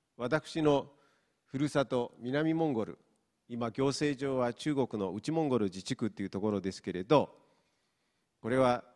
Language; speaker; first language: Japanese; non-native, fluent; Mongolian